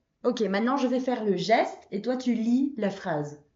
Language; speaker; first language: French; non-native, fluent; Spanish